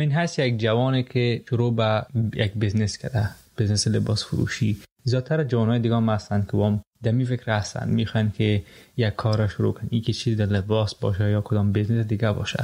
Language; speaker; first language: Persian; native; Persian